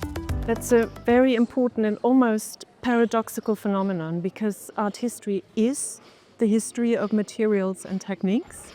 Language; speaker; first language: English; non-native, fluent; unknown